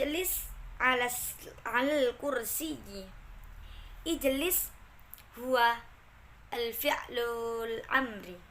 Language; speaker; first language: Arabic; non-native, learner; Indonesian